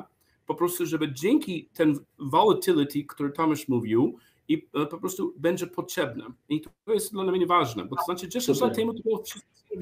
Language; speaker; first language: Polish; non-native, learner; English